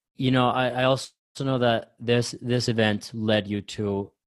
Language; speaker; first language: English; early bilingual, other home language; Spanish